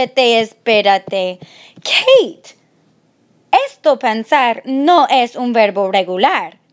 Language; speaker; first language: Spanish; non-native, fluent; English